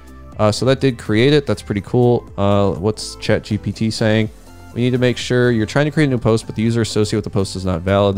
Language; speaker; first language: English; native; English